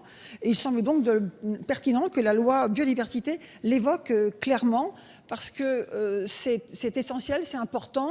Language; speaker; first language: French; native; French